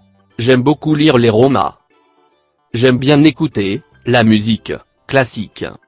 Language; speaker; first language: French; non-native, learner; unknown